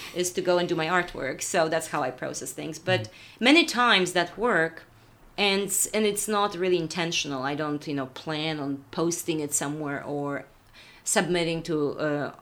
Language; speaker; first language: English; non-native, fluent; Polish